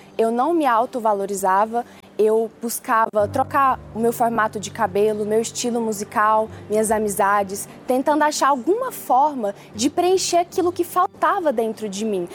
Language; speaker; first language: Portuguese; early bilingual, other home language; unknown